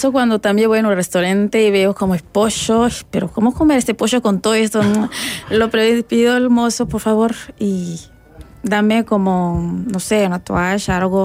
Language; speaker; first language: Spanish; non-native, fluent; Rundi